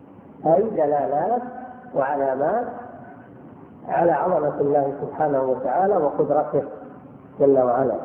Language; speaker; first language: Arabic; native; Arabic